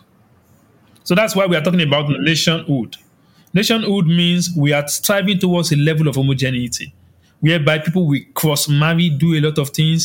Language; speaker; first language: English; non-native, local second language; Yoruba